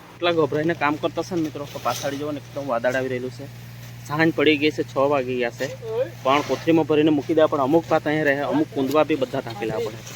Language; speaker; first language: Gujarati; native; Gujarati